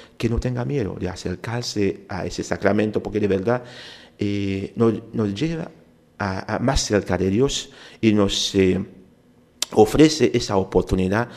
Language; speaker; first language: Spanish; non-native, fluent; Haitian Creole